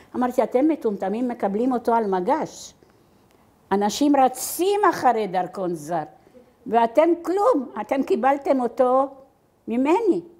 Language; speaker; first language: Hebrew; non-native, fluent; Arabic